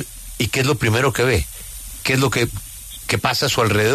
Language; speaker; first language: Spanish; native; Spanish